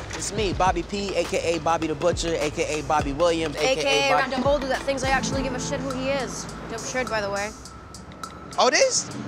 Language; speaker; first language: English; native; English